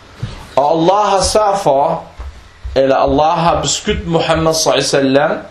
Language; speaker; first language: Danish; early bilingual, other home language; Arabic